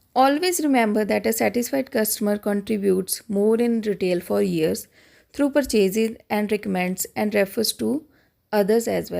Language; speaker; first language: English; non-native, local second language; Punjabi